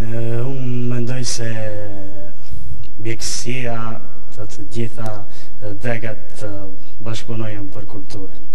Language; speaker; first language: Albanian; early bilingual, heritage; Albanian